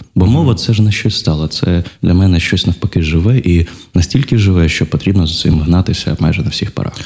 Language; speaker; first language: Ukrainian; non-native, local second language; Russian